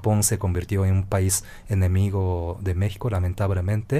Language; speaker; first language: Spanish; non-native, fluent; Japanese